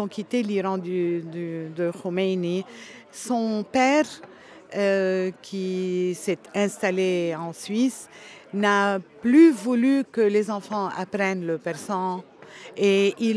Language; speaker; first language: French; non-native, local second language; Arabic